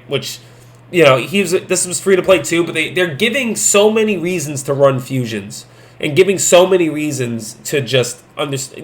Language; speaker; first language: English; native; English